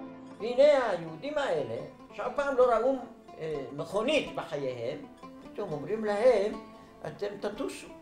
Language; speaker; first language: Hebrew; non-native, fluent; Arabic